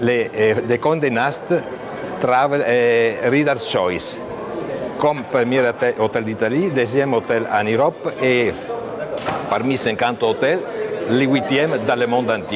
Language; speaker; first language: French; non-native, fluent; Italian